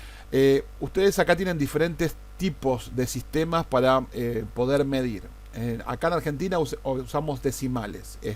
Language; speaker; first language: Spanish; native; Spanish